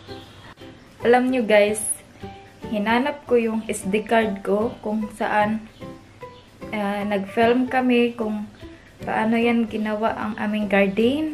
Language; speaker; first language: Filipino; non-native, local second language; Cebuano